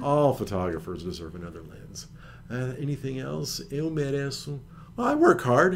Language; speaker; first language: English; native; English